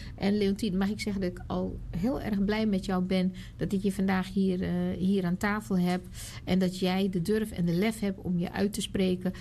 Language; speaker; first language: Dutch; native; Dutch